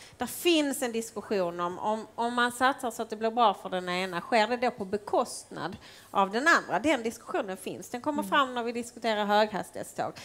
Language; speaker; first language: Swedish; native; Swedish